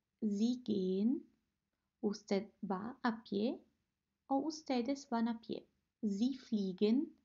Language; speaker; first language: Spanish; non-native, fluent; Italian